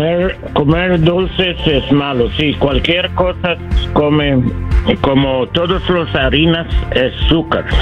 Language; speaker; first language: Spanish; non-native, learner; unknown